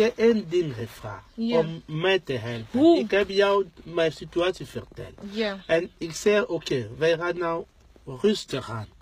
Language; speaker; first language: Dutch; non-native, learner; Lingala